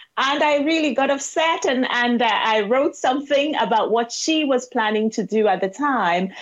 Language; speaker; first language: English; non-native, local second language; Igbo